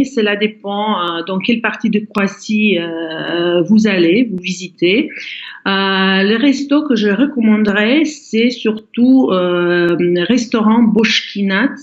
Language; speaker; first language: French; non-native, fluent; Croatian